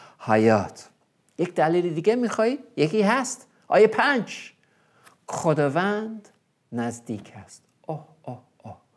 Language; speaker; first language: Persian; non-native, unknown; English